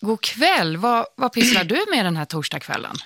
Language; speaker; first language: Swedish; native; Swedish